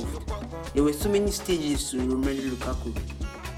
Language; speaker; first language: English; non-native, local second language; Yoruba